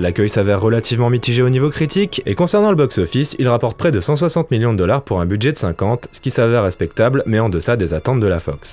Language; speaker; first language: French; native; French